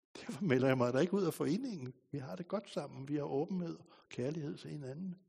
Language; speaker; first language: Danish; native; Danish